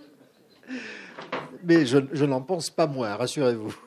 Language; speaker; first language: French; native; French